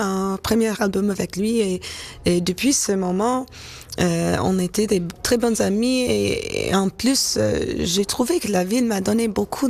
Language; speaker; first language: French; non-native, fluent; English